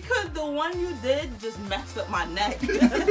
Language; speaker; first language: English; native; English